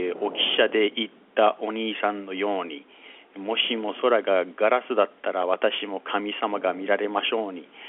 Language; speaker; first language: Japanese; non-native, fluent; Persian